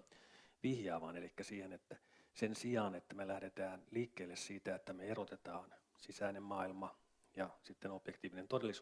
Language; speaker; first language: Finnish; native; Finnish